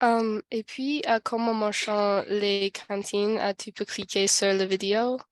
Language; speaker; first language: French; non-native, learner; English